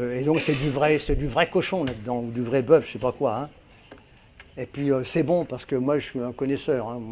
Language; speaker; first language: French; native; French